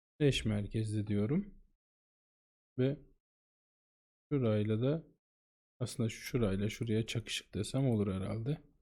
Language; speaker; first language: Turkish; native; Turkish